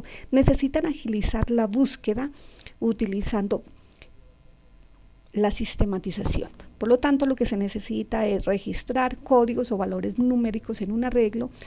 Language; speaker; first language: Spanish; native; Spanish